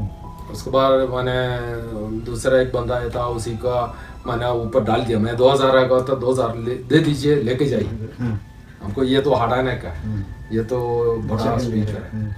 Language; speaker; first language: Hindi; non-native, local second language; Malayalam